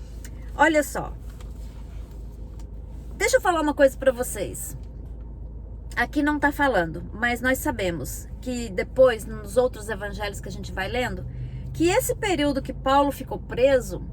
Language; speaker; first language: Portuguese; native; Portuguese